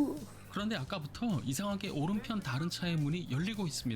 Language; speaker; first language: Korean; native; Korean